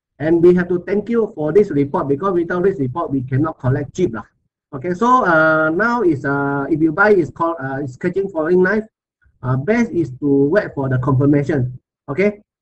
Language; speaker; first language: English; non-native, local second language; Chinese